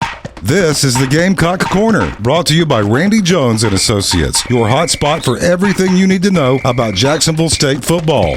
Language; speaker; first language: English; native; English